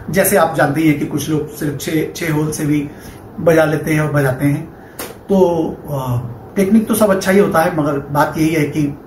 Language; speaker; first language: Hindi; non-native, local second language; Bangla